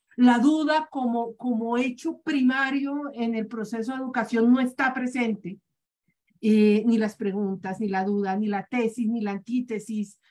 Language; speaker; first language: Spanish; native; Spanish